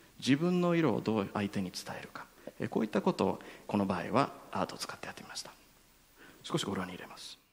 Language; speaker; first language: Japanese; native; Japanese